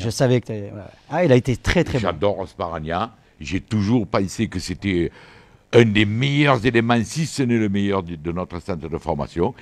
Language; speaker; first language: French; native; French